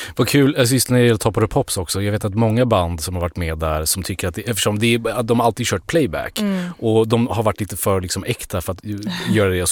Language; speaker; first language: Swedish; native; Swedish